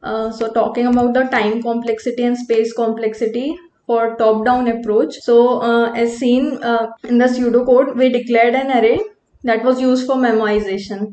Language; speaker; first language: English; non-native, local second language; Hindi